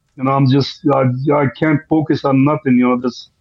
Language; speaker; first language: English; non-native, fluent; Armenian